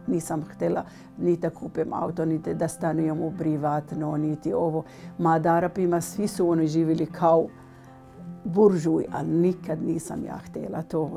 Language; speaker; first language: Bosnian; non-native, learner; Arabic